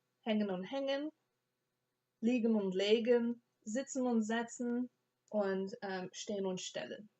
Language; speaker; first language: German; non-native, fluent; English